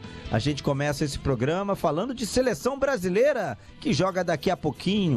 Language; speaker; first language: Portuguese; native; Portuguese